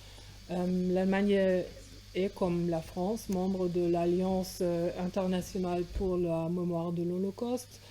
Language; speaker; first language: French; non-native, fluent; German